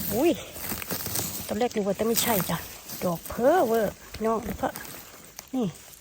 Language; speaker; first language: Thai; native; Thai